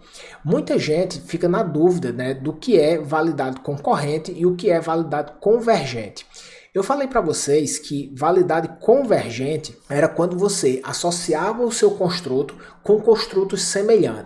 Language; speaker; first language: Portuguese; native; Portuguese